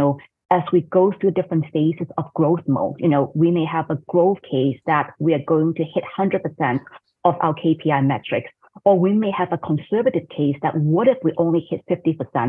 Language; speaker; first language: English; non-native, fluent; Cantonese